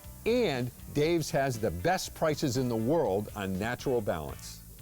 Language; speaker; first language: English; native; English